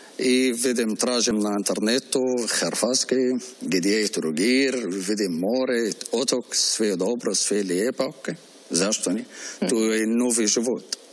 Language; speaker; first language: Serbian; non-native, learner; Arabic